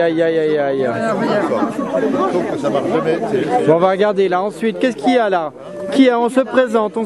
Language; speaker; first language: French; native; French